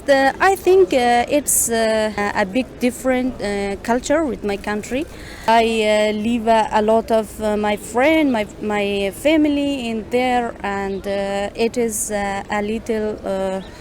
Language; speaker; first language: English; non-native, learner; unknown